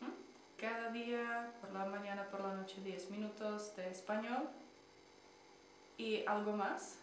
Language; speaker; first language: Spanish; non-native, fluent; Czech